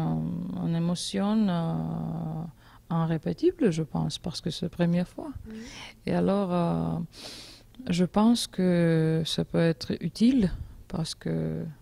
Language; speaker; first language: French; non-native, learner; Georgian